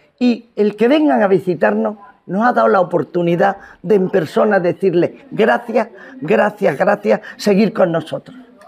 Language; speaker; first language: Spanish; native; Spanish